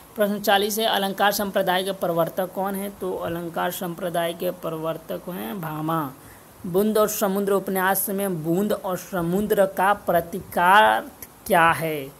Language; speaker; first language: Hindi; native; Hindi